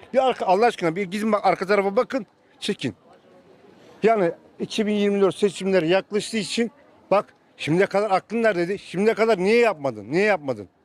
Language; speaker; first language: Turkish; native; Turkish